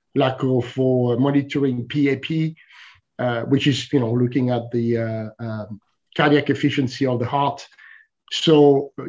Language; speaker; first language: English; non-native, fluent; French